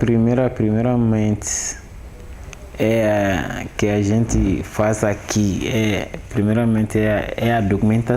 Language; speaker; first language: Portuguese; non-native, learner; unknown